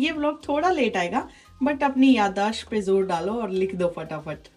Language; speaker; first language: Hindi; native; Hindi